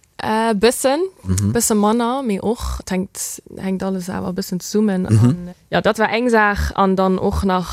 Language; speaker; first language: Luxembourgish; early bilingual, heritage; Luxembourgish